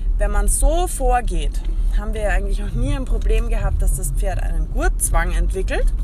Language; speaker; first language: German; native; German